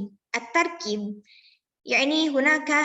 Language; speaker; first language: Arabic; non-native, learner; Indonesian